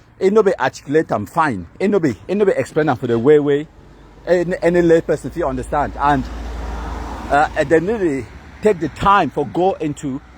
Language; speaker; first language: Nigerian Pidgin; native; Nigerian Pidgin